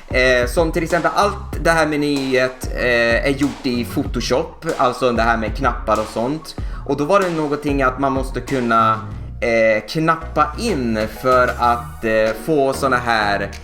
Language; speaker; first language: Swedish; native; Swedish